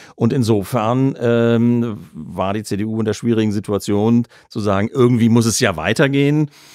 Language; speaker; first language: German; native; German